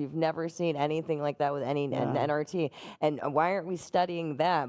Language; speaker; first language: English; native; English